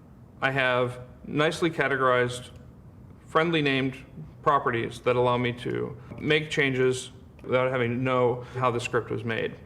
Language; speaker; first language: English; native; English